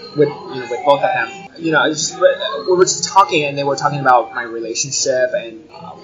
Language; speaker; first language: English; non-native, fluent; Chinese